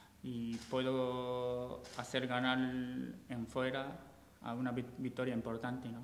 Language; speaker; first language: Spanish; non-native, learner; Japanese